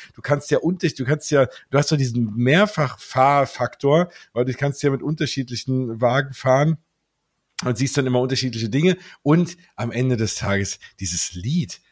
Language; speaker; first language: German; native; German